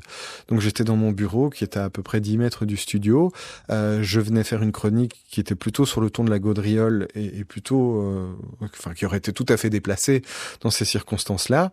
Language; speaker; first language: French; native; French